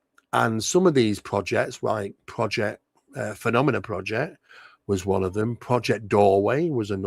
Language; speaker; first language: English; native; English